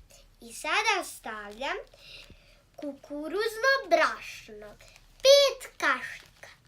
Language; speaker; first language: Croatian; early bilingual, heritage; Croatian